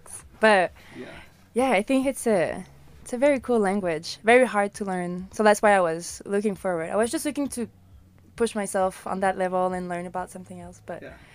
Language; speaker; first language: English; non-native, fluent; French